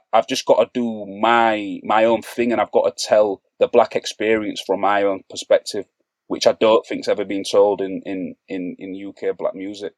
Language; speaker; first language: English; native; English